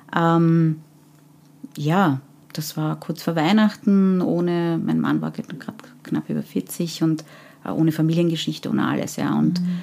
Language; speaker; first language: German; early bilingual, other home language; Persian